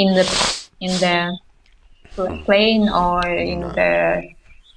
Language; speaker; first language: English; non-native, learner; Russian